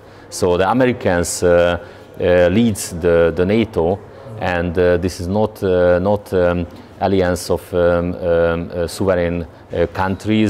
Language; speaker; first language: English; non-native, learner; Hungarian